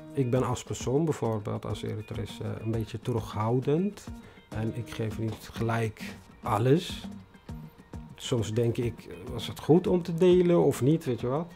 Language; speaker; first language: Dutch; non-native, fluent; Tigrinya